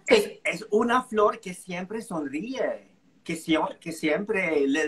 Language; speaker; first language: Spanish; non-native, fluent; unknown